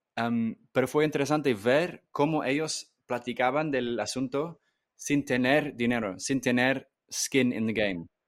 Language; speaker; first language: Spanish; non-native, fluent; English